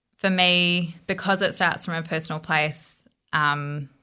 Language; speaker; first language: English; native; English